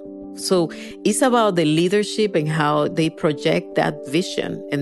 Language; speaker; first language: English; non-native, fluent; Spanish